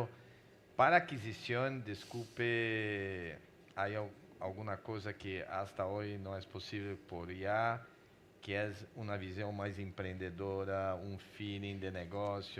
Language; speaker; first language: Spanish; non-native, fluent; Portuguese